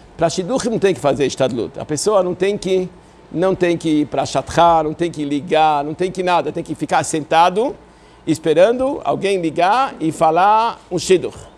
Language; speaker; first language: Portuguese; non-native, fluent; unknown